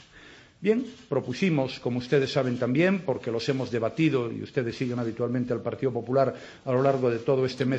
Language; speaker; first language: Spanish; native; Spanish